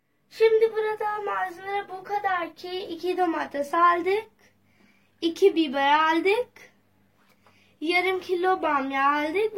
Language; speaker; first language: Turkish; non-native, learner; Urdu